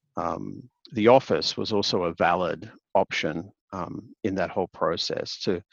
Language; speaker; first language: English; native; English